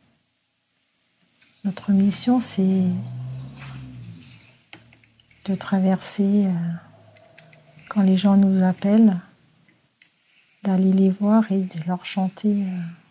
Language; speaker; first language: French; native; French